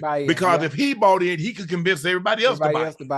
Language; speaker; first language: English; native; English